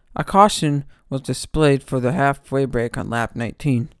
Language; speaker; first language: English; native; English